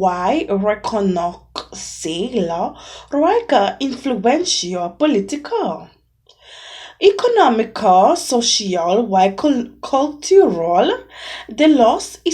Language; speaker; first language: Spanish; non-native, learner; English